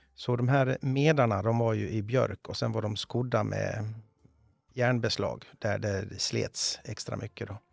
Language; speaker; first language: Swedish; native; Swedish